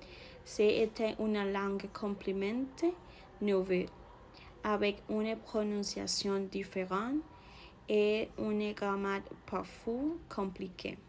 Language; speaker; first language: French; non-native, learner; Spanish